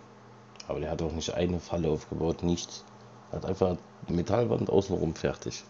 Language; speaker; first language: German; native; German